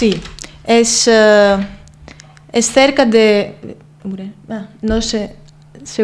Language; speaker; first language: Spanish; non-native, fluent; Greek